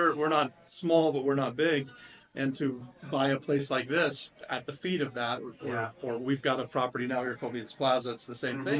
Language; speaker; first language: English; native; English